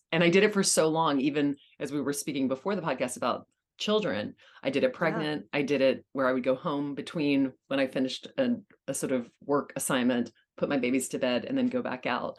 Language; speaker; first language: English; native; English